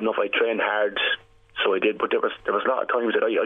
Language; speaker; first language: English; native; English